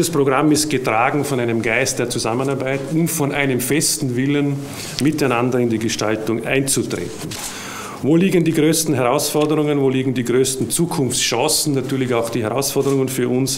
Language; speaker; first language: German; native; German